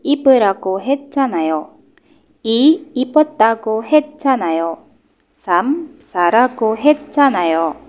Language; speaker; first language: Korean; non-native, learner; Indonesian